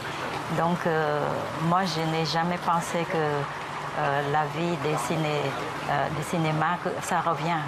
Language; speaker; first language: French; non-native, fluent; Khmer